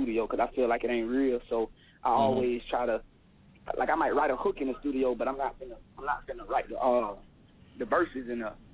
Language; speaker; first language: English; native; English